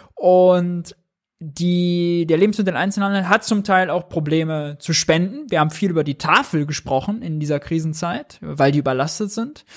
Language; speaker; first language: German; native; German